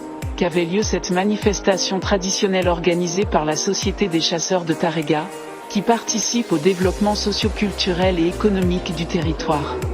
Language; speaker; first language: French; native; French